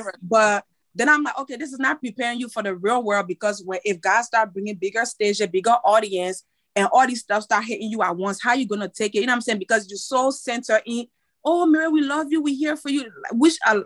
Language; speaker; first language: English; non-native, fluent; French